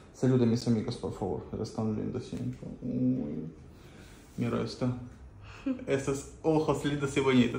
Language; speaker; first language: Spanish; non-native, learner; Russian